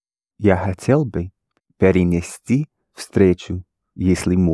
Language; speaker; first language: Russian; non-native, learner; English